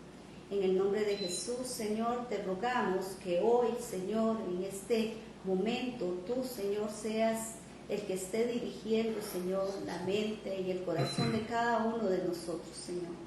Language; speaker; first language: Spanish; native; Spanish